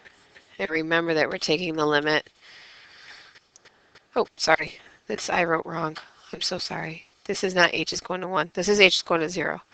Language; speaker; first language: English; native; English